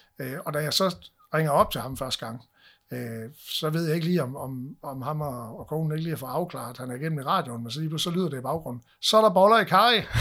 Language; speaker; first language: Danish; native; Danish